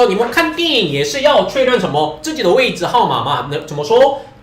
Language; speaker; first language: Chinese; non-native, fluent; Korean